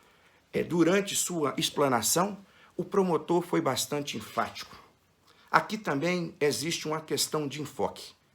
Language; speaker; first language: Portuguese; native; Portuguese